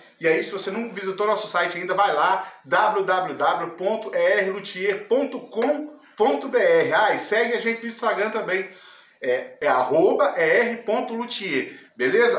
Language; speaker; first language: Portuguese; native; Portuguese